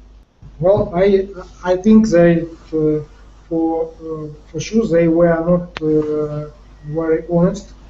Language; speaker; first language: English; non-native, fluent; Ukrainian